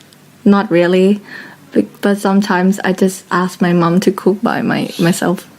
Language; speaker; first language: English; non-native, fluent; Thai